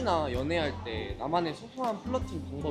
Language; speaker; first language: Korean; native; Korean